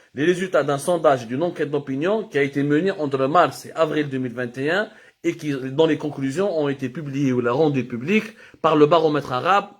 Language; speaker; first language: French; non-native, local second language; Arabic